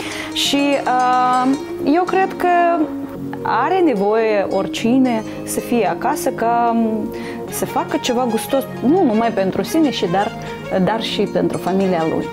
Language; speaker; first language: Romanian; non-native, local second language; Russian